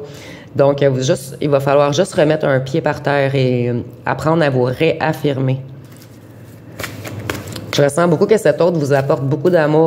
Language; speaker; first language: French; native; French